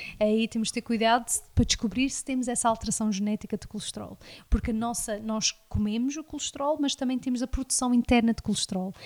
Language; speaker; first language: Portuguese; early bilingual, heritage; Portuguese